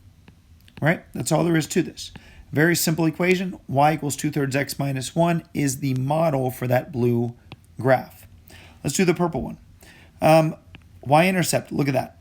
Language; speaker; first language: English; native; English